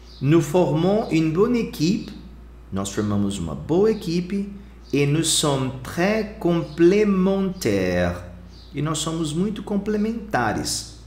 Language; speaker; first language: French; non-native, fluent; Portuguese